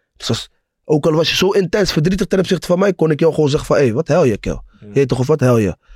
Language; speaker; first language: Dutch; native; Dutch